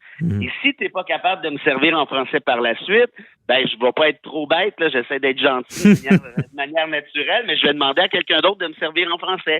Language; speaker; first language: French; native; French